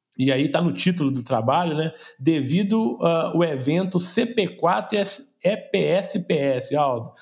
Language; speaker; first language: Portuguese; native; Portuguese